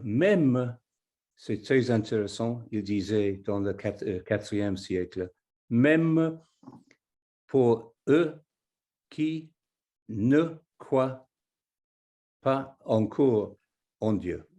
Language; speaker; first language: French; non-native, fluent; English